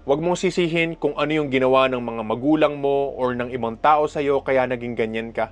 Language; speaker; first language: Filipino; non-native, local second language; Cebuano